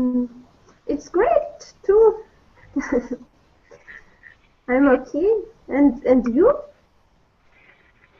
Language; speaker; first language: English; non-native, learner; Russian